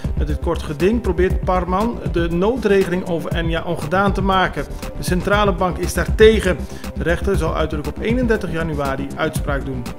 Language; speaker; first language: Dutch; non-native, local second language; Papiamento